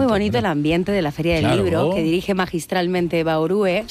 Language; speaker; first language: Spanish; native; Spanish